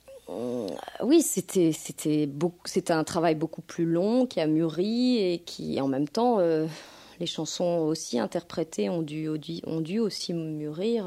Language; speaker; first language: French; native; French